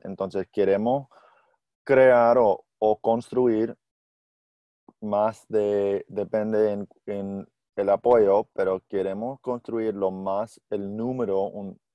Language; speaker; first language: Spanish; non-native, learner; English